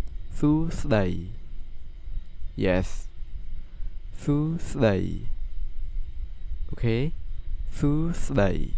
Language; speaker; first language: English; non-native, learner; Khmer